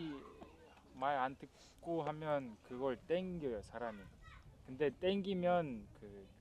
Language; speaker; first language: Korean; non-native, fluent; Mongolian